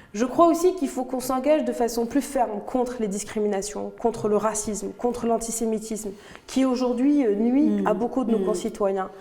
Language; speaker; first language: French; non-native, local second language; Arabic